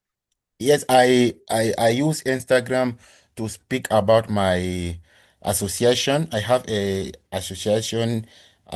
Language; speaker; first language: English; non-native, learner; French